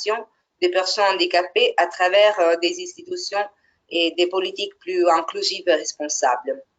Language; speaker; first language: French; non-native, fluent; Italian